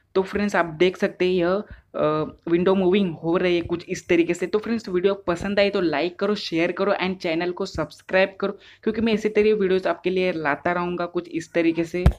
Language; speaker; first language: Hindi; non-native, local second language; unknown